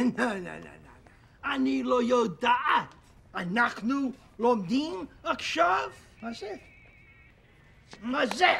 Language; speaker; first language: Hebrew; non-native, learner; English